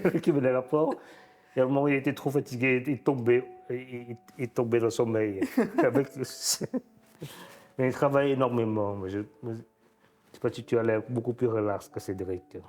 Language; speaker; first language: French; non-native, fluent; Vietnamese